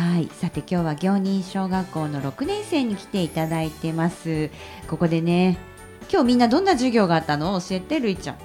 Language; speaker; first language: Japanese; native; Japanese